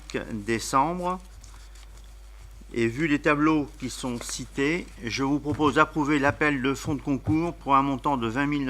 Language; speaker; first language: French; native; French